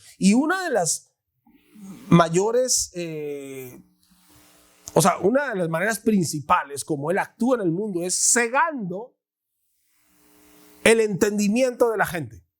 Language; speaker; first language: Spanish; native; Spanish